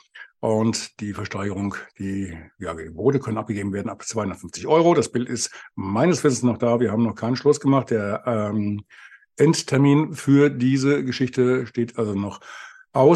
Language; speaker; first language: German; native; German